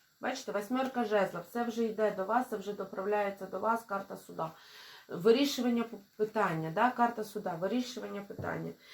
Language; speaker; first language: Ukrainian; non-native, local second language; Russian